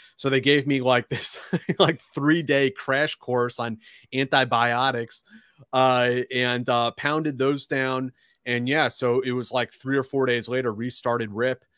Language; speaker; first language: English; native; English